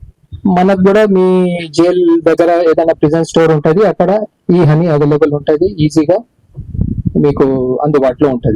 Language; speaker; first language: Telugu; native; Telugu